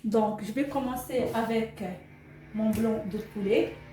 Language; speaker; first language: French; non-native, local second language; Arabic